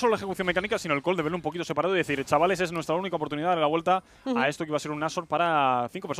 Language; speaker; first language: Spanish; native; Spanish